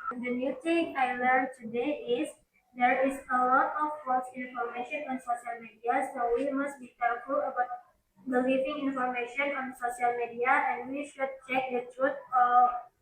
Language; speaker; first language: English; non-native, learner; Indonesian